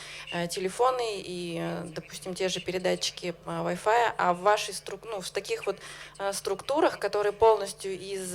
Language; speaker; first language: Russian; native; Russian